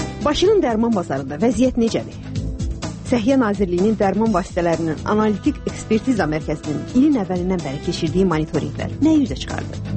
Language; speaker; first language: Azerbaijani; native; Azerbaijani